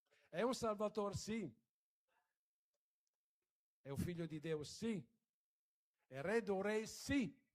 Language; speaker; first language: Portuguese; non-native, fluent; Italian